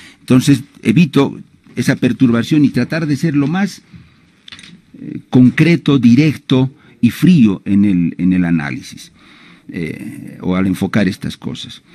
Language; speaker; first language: Spanish; native; Spanish